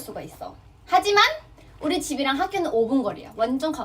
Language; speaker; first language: Korean; non-native, fluent; Chinese